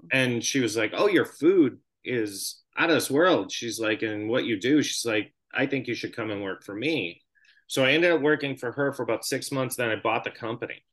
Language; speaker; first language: English; native; English